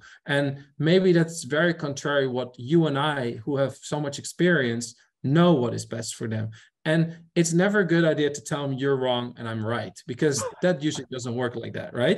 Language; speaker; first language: English; non-native, fluent; Dutch